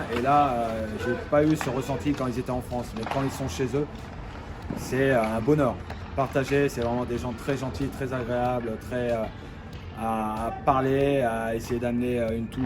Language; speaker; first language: French; native; French